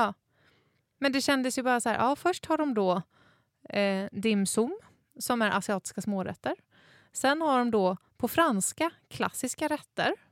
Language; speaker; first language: Swedish; native; Swedish